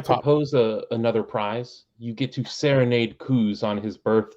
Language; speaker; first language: English; native; English